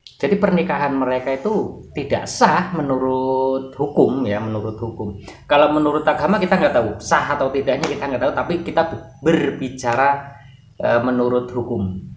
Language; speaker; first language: Indonesian; native; Indonesian